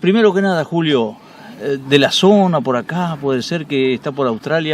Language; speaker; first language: Spanish; native; Spanish